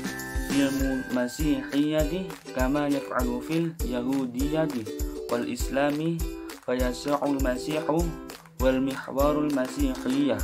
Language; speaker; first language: Arabic; non-native, learner; Indonesian